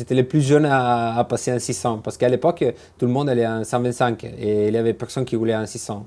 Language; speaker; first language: French; non-native, fluent; Italian